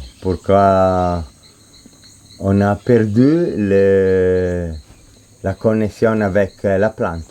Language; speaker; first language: French; non-native, fluent; Spanish